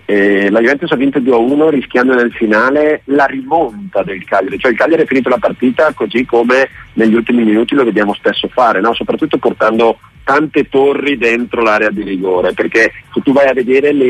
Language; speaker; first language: Italian; native; Italian